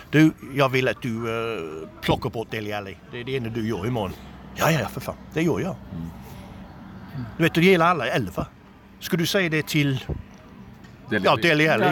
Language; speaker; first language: Swedish; non-native, fluent; English